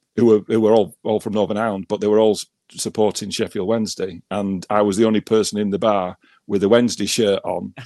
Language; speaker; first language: English; native; English